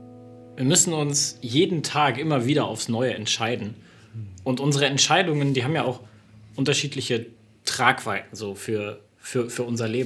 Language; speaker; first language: German; native; German